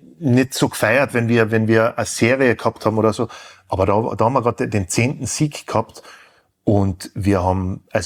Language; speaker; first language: German; native; German